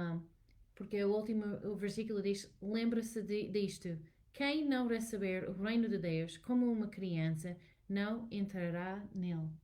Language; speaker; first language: Portuguese; non-native, learner; English